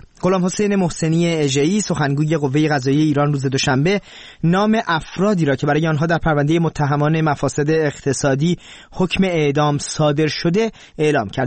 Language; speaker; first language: Persian; native; Persian